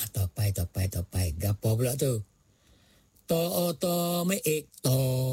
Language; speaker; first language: Thai; non-native, local second language; Malay